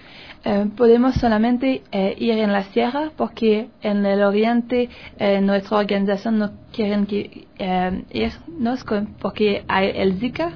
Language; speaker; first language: Spanish; non-native, learner; French